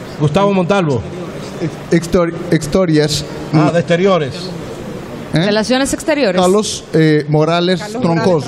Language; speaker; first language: Spanish; non-native, learner; French